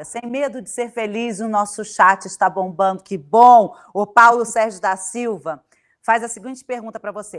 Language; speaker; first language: Portuguese; native; Portuguese